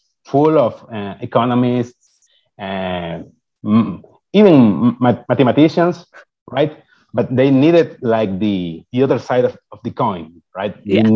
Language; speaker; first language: English; non-native, fluent; Spanish